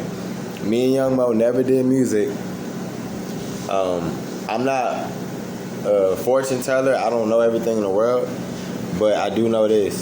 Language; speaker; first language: English; native; English